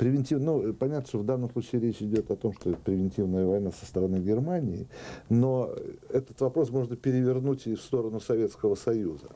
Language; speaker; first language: Russian; native; Russian